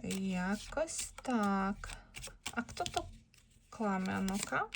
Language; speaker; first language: Polish; non-native, learner; Ukrainian